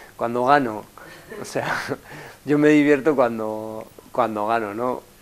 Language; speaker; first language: Spanish; native; Spanish